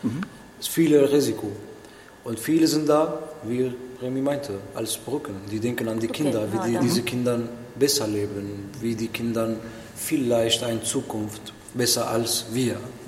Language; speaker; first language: German; non-native, learner; Arabic